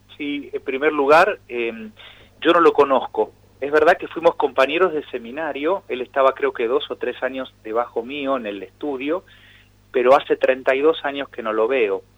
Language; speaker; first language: Spanish; native; Spanish